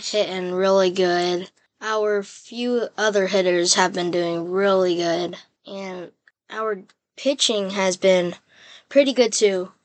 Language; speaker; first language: English; native; English